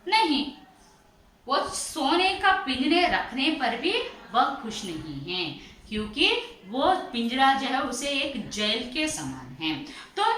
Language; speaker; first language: Hindi; non-native, local second language; Telugu